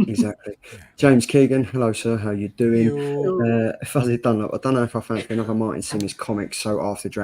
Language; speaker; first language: English; native; English